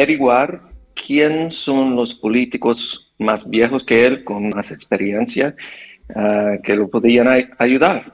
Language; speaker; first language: Spanish; non-native, fluent; English